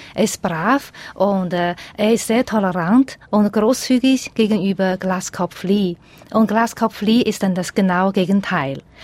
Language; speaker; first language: German; non-native, fluent; Chinese